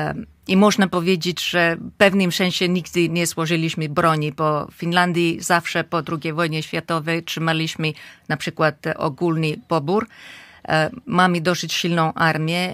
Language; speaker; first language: Polish; non-native, fluent; Finnish